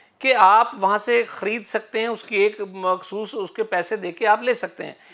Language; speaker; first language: Urdu; non-native, local second language; Punjabi